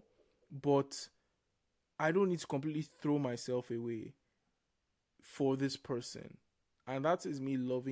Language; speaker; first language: English; non-native, local second language; Yoruba